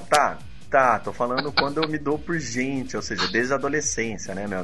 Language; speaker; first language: Portuguese; native; Portuguese